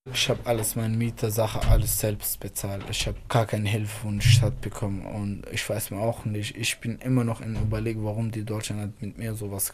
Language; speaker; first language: German; non-native, fluent; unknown